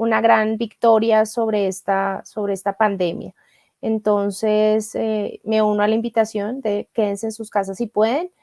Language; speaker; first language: Spanish; native; Spanish